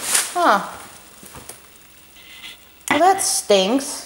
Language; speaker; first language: English; native; English